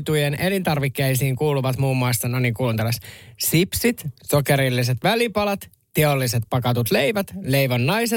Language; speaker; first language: Finnish; native; Finnish